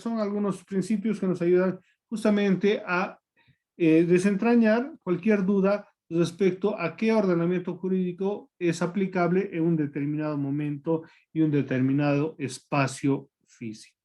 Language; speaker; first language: Spanish; native; Spanish